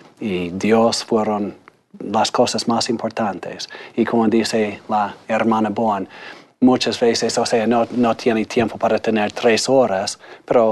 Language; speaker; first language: Spanish; non-native, fluent; English